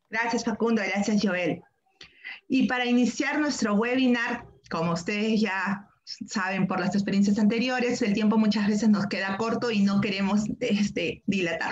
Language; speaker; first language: Spanish; native; Spanish